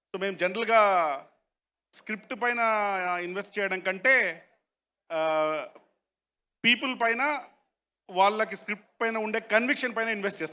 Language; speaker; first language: Telugu; native; Telugu